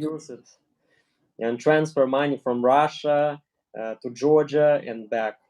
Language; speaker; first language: English; non-native, learner; Russian